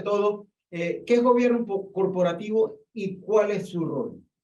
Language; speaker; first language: Spanish; native; Spanish